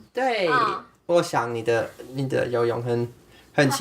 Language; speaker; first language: Chinese; non-native, learner; English